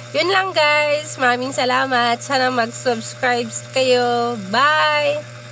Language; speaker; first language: Filipino; non-native, local second language; Cebuano